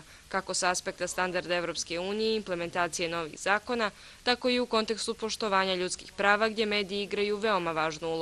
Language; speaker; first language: Bosnian; native; Bosnian